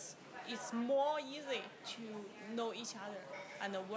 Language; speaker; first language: English; non-native, learner; Chinese